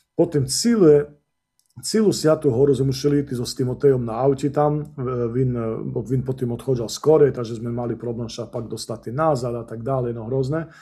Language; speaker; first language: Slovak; non-native, local second language; Rusyn